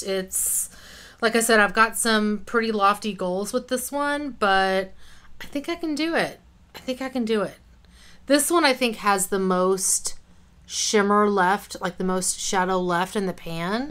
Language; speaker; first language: English; native; English